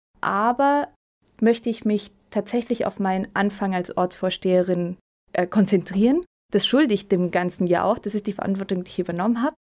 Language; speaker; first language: German; early bilingual, other home language; Spanish